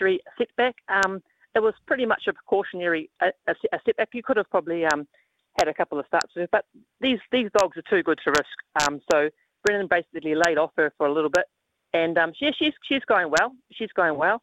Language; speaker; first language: English; native; English